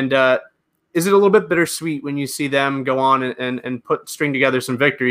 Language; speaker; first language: English; native; English